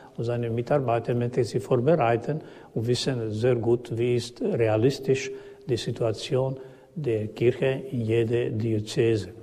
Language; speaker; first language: German; non-native, learner; Croatian